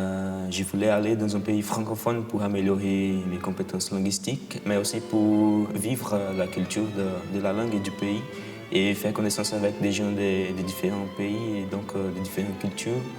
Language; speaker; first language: French; non-native, fluent; Portuguese